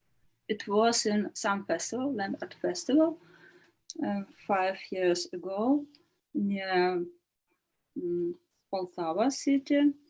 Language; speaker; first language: English; non-native, learner; Ukrainian